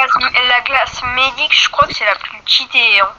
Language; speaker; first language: French; native; French